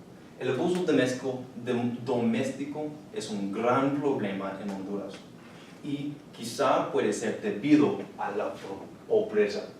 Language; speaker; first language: Spanish; non-native, learner; English